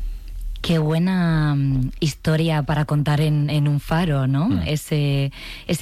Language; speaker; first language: Spanish; native; Spanish